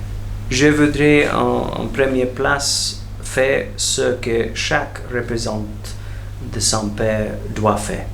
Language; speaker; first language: French; non-native, fluent; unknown